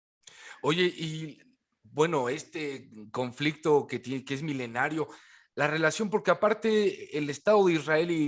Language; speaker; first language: Spanish; native; Spanish